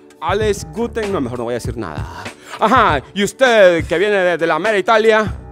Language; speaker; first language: Spanish; native; Spanish